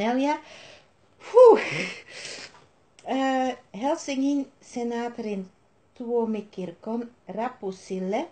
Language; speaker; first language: Finnish; non-native, learner; Dutch